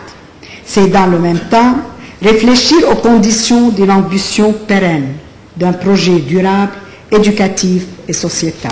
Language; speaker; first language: French; non-native, local second language; Arabic